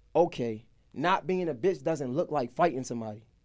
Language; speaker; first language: English; native; English